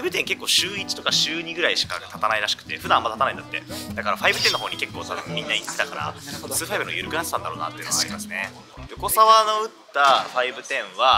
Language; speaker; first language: Japanese; native; Japanese